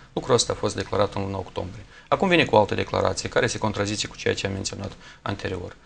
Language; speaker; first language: Romanian; native; Romanian